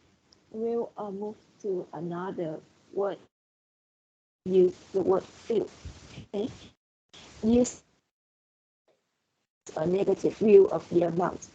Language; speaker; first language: English; non-native, fluent; Vietnamese